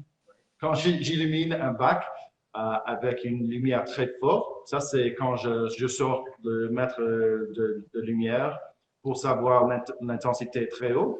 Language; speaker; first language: French; non-native, fluent; English